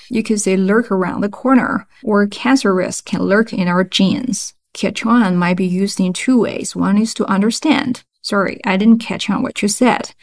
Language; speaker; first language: English; non-native, fluent; Chinese